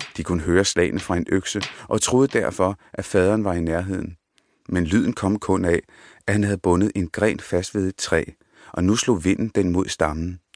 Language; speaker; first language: Danish; early bilingual, other home language; Punjabi